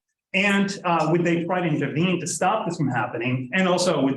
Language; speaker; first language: English; non-native, fluent; Norwegian